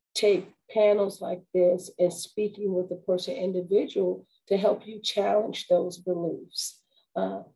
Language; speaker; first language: English; native; English